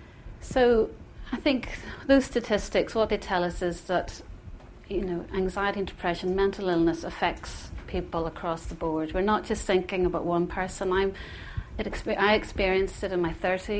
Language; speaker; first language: English; native; English